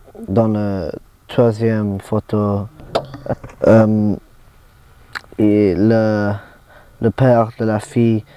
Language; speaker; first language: French; non-native, learner; English